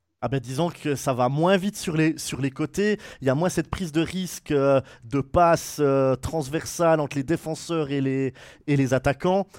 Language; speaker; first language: French; native; French